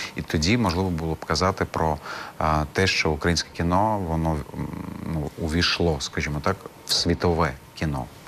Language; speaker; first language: Ukrainian; non-native, local second language; Crimean Tatar